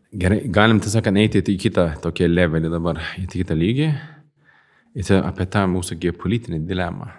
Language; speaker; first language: Lithuanian; non-native, fluent; Swedish